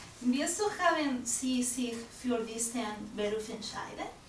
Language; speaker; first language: German; non-native, learner; Spanish